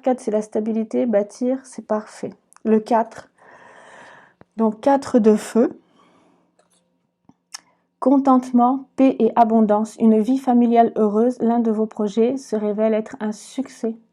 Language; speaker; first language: French; native; French